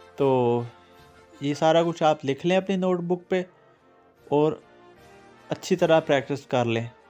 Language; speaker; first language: Urdu; native; Urdu